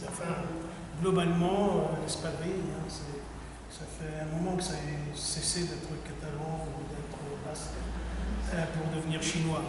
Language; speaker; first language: French; native; French